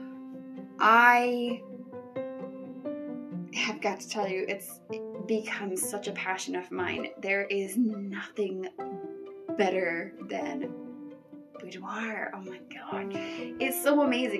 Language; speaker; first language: English; native; English